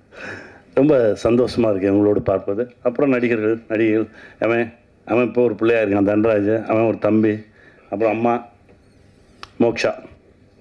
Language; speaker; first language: Tamil; native; Tamil